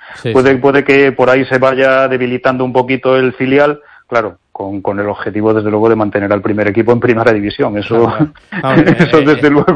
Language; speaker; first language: Spanish; native; Spanish